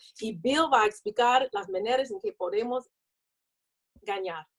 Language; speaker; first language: Spanish; non-native, learner; English